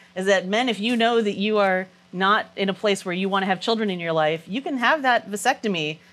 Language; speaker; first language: English; native; English